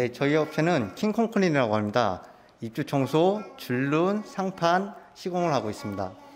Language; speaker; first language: Korean; native; Korean